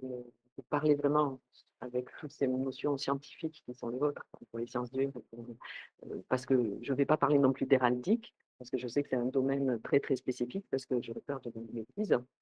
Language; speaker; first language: French; native; French